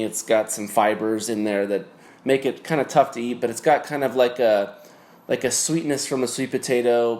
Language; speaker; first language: English; native; English